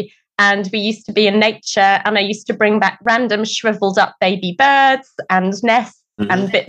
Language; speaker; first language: English; native; English